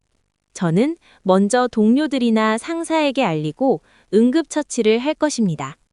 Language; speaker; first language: Korean; non-native, learner; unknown